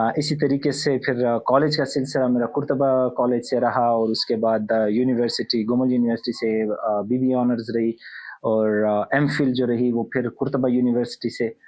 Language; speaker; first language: Urdu; non-native, local second language; Pashto